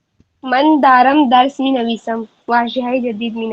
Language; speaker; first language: Persian; non-native, learner; Urdu